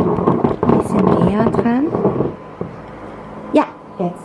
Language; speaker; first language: German; non-native, fluent; Korean